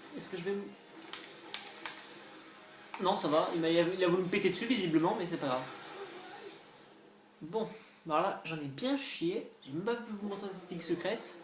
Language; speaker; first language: French; native; French